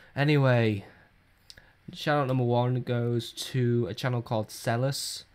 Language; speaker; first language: English; native; English